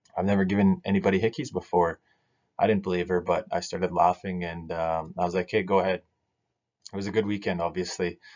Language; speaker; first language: English; native; English